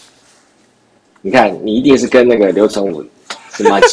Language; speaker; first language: Chinese; native; Chinese